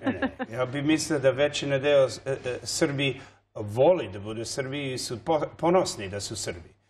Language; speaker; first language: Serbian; early bilingual, heritage; English